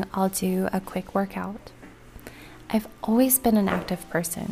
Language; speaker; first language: English; native; English